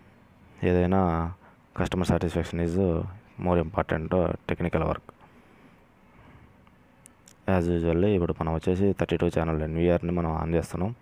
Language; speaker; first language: Telugu; native; Telugu